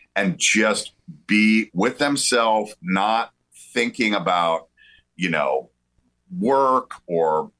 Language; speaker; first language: English; native; English